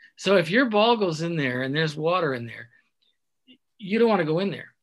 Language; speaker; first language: English; native; English